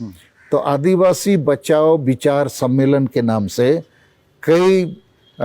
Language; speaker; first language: Hindi; non-native, local second language; Santali